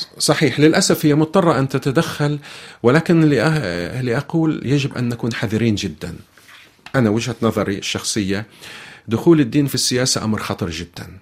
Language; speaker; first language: Arabic; native; Arabic